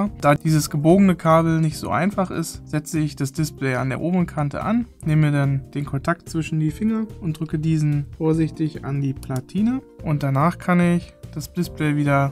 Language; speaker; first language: German; native; German